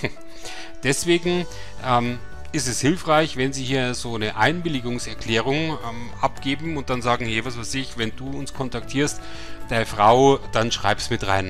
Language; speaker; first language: German; native; German